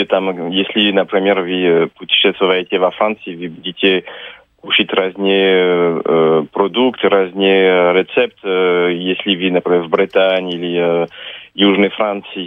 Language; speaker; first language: Russian; non-native, fluent; French